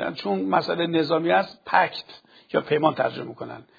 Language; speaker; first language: Persian; native; Persian